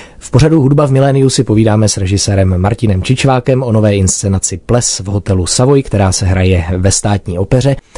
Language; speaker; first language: Czech; native; Czech